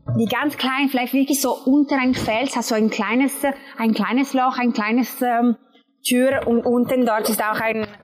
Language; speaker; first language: German; non-native, local second language; Italian